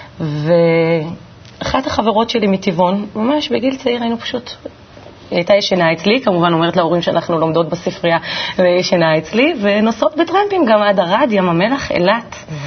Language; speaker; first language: Hebrew; native; Hebrew